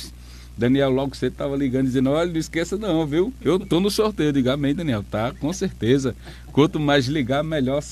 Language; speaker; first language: Portuguese; native; Portuguese